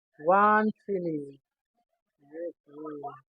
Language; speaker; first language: English; non-native, learner; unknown